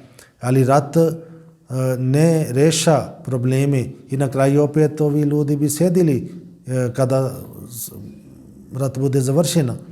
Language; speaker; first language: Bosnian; non-native, learner; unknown